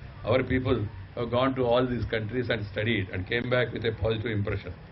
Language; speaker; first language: English; non-native, local second language; Telugu